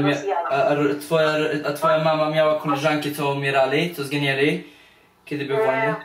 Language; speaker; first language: Polish; early bilingual, heritage; Polish